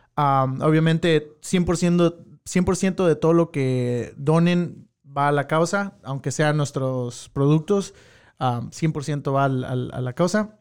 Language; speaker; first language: Spanish; early bilingual, heritage; Spanish